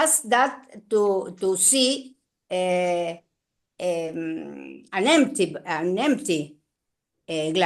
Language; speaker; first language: English; non-native, learner; Spanish